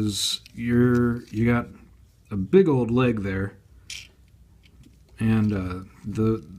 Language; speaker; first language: English; native; English